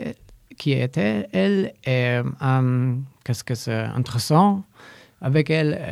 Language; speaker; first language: French; non-native, learner; Polish